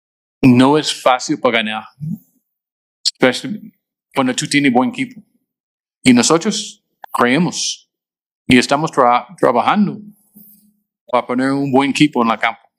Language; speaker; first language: Spanish; non-native, fluent; English